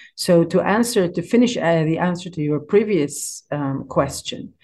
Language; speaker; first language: English; non-native, fluent; Hebrew